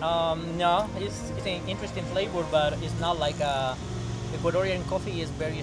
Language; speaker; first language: English; non-native, local second language; Spanish